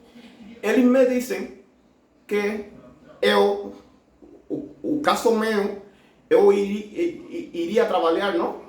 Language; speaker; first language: Portuguese; non-native, learner; Spanish